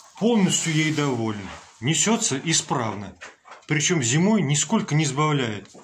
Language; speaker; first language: Russian; native; Russian